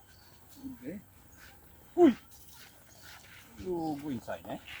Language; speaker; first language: English; non-native, learner; Filipino